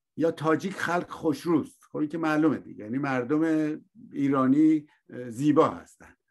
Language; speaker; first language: Persian; native; Persian